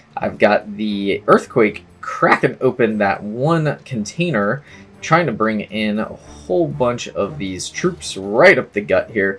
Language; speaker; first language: English; native; English